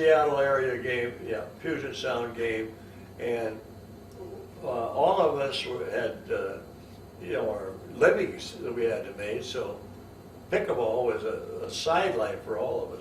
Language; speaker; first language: English; native; English